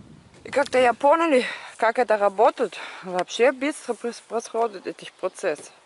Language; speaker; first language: Russian; non-native, learner; German